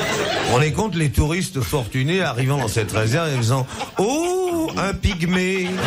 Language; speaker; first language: French; native; French